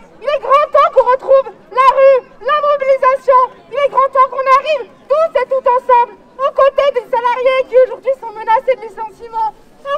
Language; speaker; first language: French; native; French